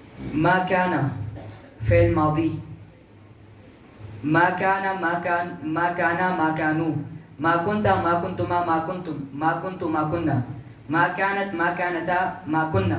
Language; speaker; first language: Arabic; non-native, learner; Urdu